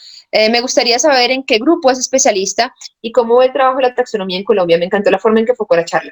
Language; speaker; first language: Spanish; native; Spanish